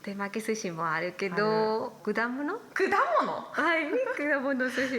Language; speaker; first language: Japanese; non-native, learner; Spanish